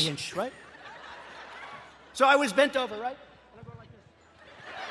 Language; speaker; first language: English; native; English